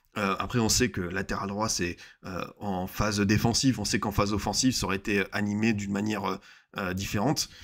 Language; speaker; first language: French; native; French